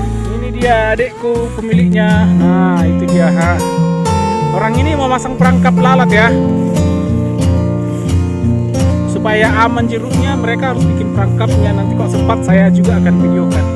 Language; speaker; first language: Indonesian; non-native, local second language; Batak Toba